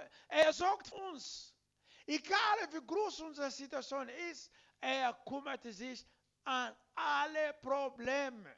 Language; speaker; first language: German; non-native, learner; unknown